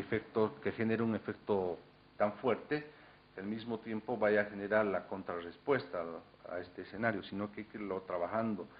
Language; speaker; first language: Spanish; native; Spanish